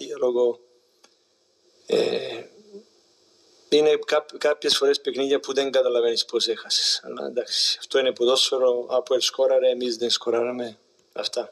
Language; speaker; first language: Greek; non-native, learner; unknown